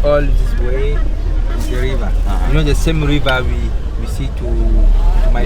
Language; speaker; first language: English; non-native, learner; Sango